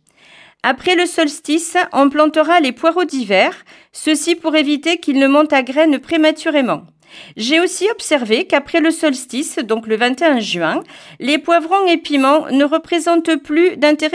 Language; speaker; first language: French; native; French